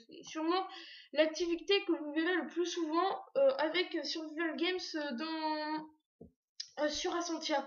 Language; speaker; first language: French; native; French